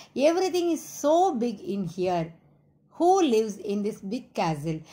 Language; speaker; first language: English; non-native, local second language; Tamil